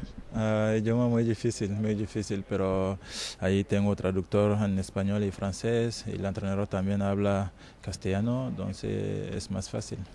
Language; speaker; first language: Spanish; non-native, learner; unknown